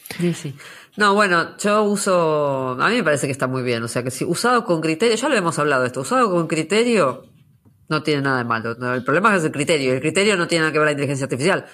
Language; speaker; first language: Spanish; native; Spanish